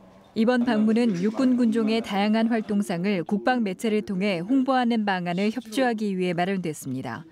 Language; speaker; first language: Korean; native; Korean